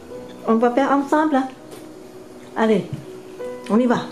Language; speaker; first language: French; non-native, learner; Vietnamese